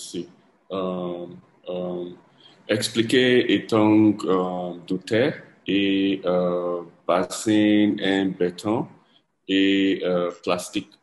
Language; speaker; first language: French; non-native, learner; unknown